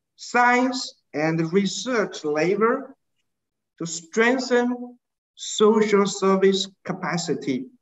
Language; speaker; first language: English; non-native, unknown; Chinese